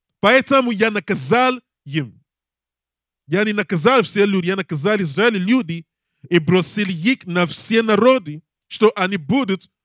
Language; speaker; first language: Russian; non-native, learner; English